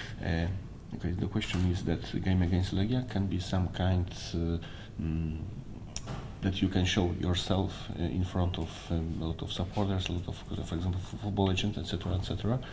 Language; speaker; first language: English; non-native, learner; Polish